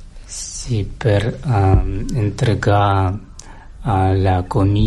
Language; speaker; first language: Catalan; non-native, learner; Russian